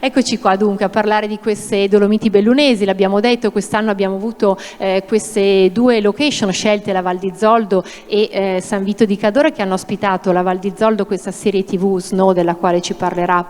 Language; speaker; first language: Italian; native; Italian